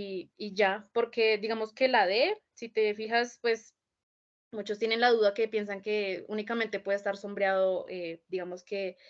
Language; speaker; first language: Spanish; native; Spanish